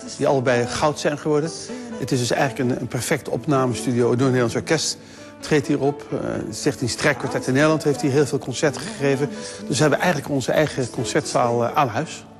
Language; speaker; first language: Dutch; native; Dutch